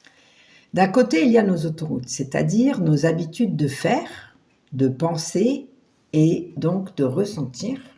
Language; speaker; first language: French; native; French